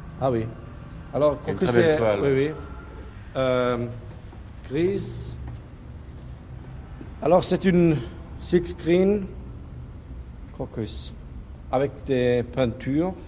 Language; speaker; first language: French; non-native, learner; German